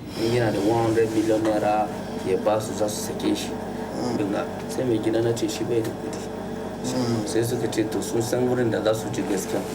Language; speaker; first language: Hausa; non-native, local second language; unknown